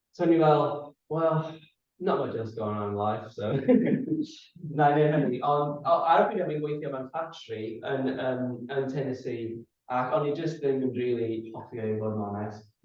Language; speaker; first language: Welsh; non-native, fluent; English